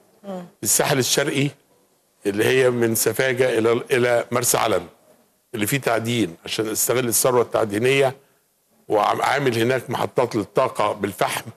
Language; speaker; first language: Arabic; native; Arabic